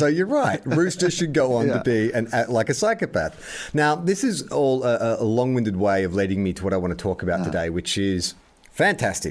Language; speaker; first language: English; native; English